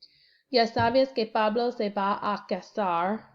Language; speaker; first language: Spanish; non-native, fluent; English